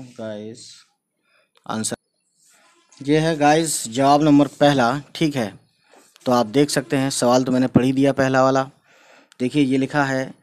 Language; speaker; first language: Hindi; native; Hindi